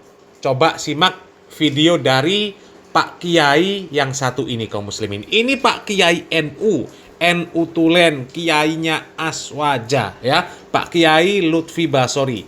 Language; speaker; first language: Indonesian; native; Indonesian